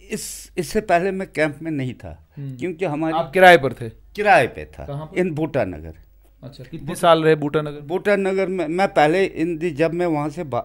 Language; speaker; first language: Hindi; non-native, local second language; Kashmiri